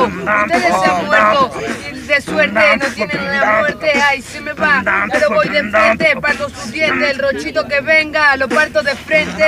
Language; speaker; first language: Spanish; native; Spanish